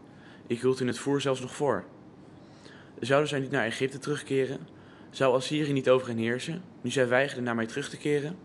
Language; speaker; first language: Dutch; native; Dutch